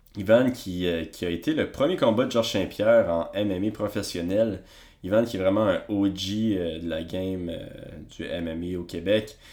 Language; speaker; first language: French; native; French